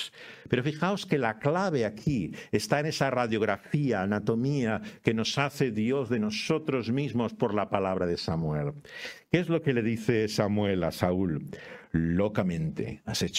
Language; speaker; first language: Spanish; native; Spanish